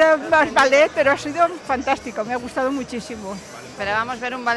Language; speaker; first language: Spanish; native; Spanish